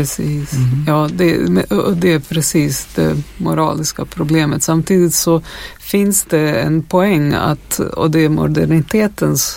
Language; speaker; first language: Swedish; non-native, fluent; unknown